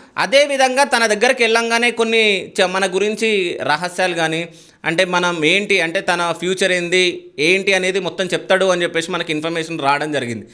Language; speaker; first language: Telugu; native; Telugu